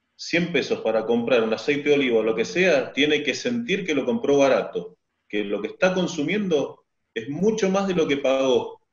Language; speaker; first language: Spanish; native; Spanish